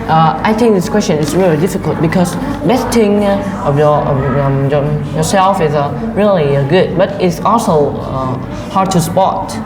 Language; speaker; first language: English; non-native, learner; Vietnamese